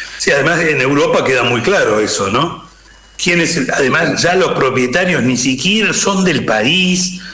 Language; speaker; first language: Spanish; native; Spanish